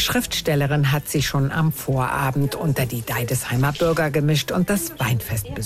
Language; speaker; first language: German; native; German